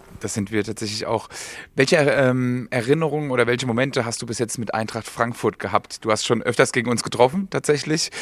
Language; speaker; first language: German; native; German